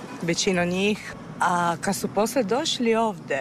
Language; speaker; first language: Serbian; non-native, fluent; Italian